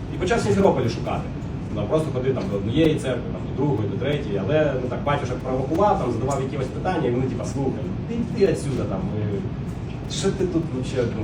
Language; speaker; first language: Ukrainian; non-native, local second language; Russian